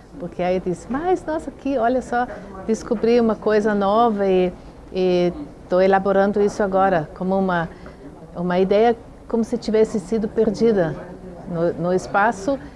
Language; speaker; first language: Portuguese; non-native, fluent; German